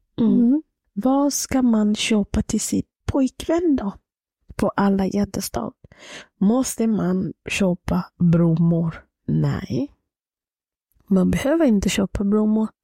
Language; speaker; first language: Swedish; non-native, fluent; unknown